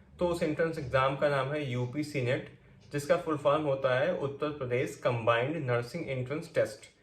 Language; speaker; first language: Hindi; native; Hindi